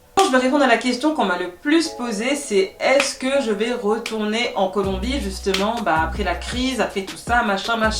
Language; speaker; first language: French; native; French